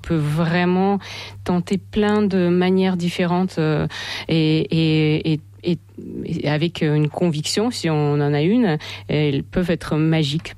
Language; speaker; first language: French; non-native, fluent; Russian